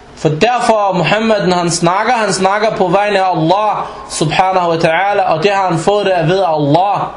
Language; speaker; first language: Danish; non-native, fluent; Arabic